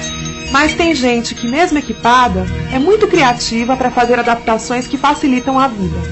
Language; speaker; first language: Portuguese; native; Portuguese